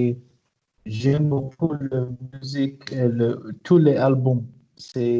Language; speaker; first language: French; non-native, learner; Arabic